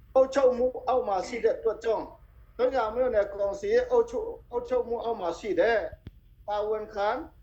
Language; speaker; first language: Burmese; non-native, local second language; Tedim Chin